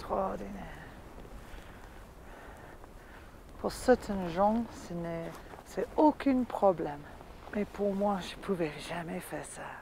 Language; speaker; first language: French; non-native, fluent; English